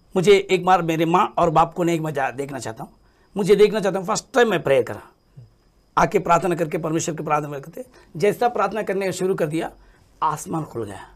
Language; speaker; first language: Hindi; native; Hindi